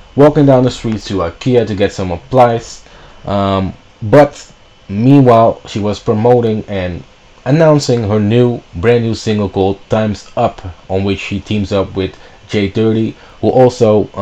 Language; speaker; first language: English; non-native, fluent; Dutch